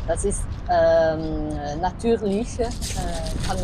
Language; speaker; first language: German; non-native, learner; Italian